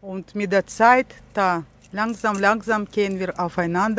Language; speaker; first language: German; early bilingual, heritage; German